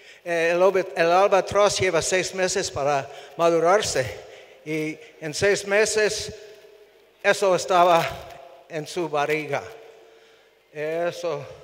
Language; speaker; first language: Spanish; non-native, fluent; English